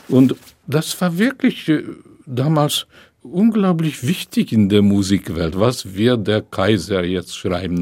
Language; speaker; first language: German; non-native, fluent; Hungarian